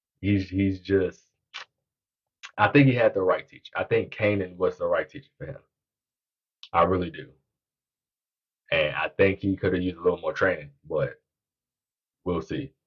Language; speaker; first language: English; native; English